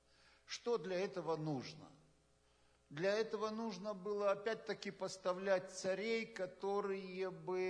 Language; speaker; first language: Russian; native; Russian